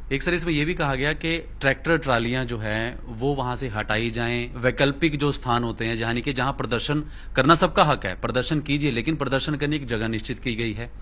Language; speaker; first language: Hindi; non-native, local second language; Punjabi